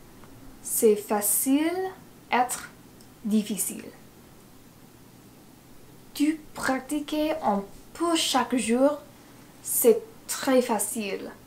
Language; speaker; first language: French; non-native, learner; English